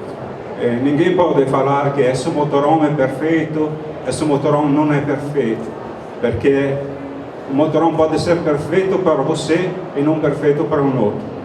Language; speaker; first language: Portuguese; non-native, fluent; Italian